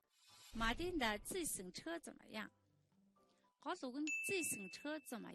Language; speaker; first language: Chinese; non-native, fluent; Mongolian